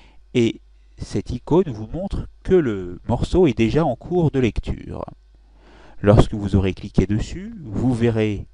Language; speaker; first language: French; native; French